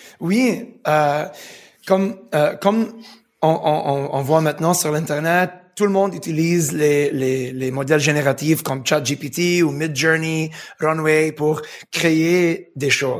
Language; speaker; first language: French; early bilingual, heritage; French